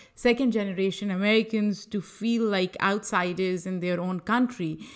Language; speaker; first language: English; non-native, local second language; Urdu